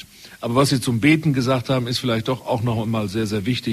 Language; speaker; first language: German; native; German